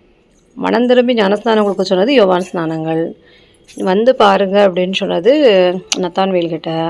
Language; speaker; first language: Tamil; native; Tamil